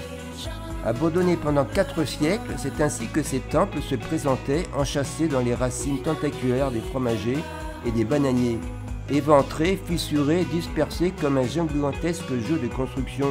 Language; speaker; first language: French; native; French